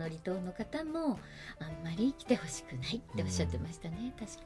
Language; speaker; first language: Japanese; native; Japanese